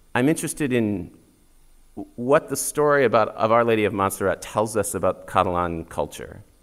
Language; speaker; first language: English; native; English